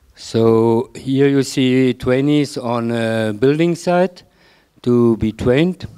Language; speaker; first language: English; non-native, fluent; German